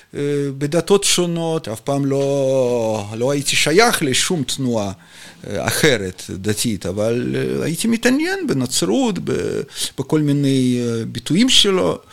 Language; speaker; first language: Hebrew; non-native, fluent; Russian